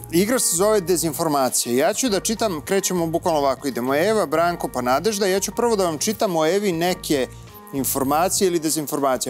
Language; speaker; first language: Serbian; native; Serbian